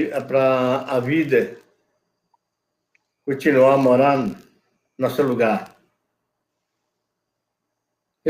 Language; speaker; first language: Portuguese; non-native, local second language; Yanomámi